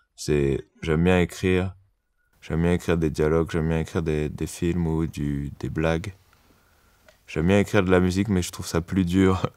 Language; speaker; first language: French; native; French